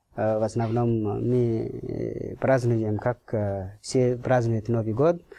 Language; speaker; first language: Russian; non-native, fluent; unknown